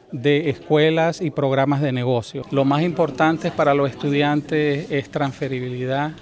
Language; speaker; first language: Spanish; native; Spanish